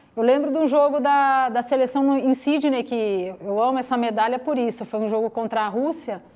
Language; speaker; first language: Portuguese; native; Portuguese